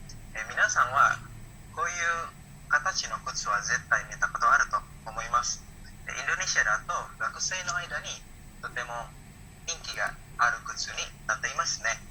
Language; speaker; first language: Japanese; non-native, learner; Indonesian